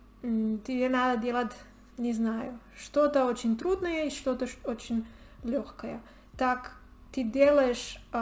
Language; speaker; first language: Russian; non-native, learner; Spanish